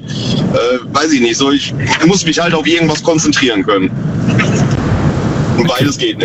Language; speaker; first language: German; native; German